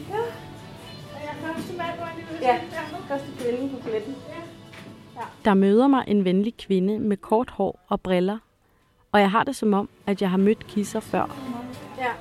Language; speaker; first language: Danish; native; Danish